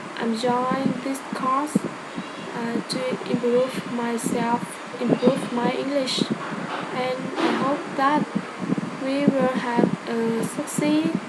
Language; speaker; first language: English; non-native, learner; Vietnamese